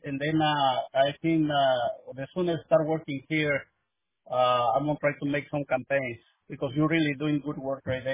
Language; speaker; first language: English; non-native, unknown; Spanish